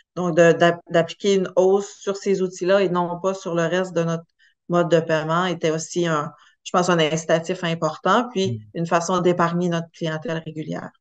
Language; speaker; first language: French; native; French